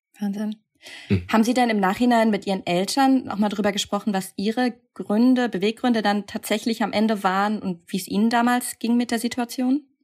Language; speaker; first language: German; native; German